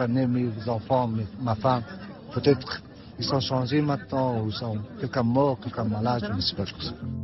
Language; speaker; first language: French; non-native, learner; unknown